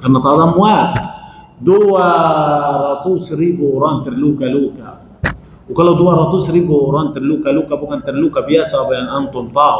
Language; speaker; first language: Indonesian; non-native, fluent; Arabic